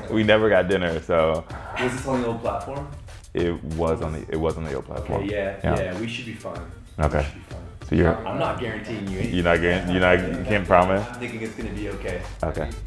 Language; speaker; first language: English; native; English